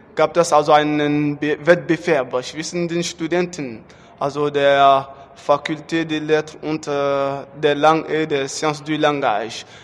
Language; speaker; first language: German; non-native, learner; Bambara